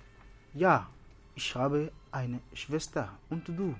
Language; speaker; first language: German; non-native, fluent; French